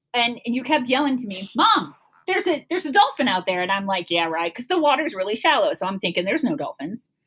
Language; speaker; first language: English; native; English